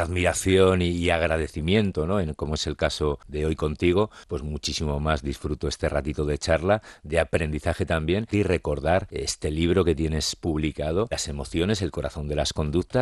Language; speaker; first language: Spanish; native; Spanish